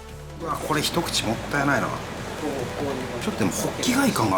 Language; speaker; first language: Japanese; native; Japanese